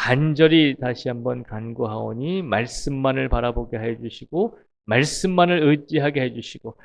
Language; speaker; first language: Korean; native; Korean